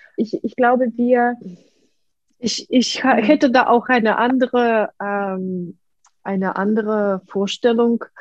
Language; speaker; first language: German; non-native, fluent; Russian